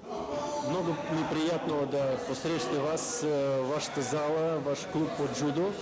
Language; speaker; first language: Bulgarian; non-native, learner; Russian